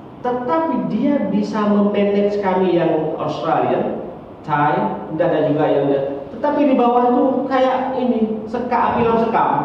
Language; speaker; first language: Indonesian; non-native, local second language; Achinese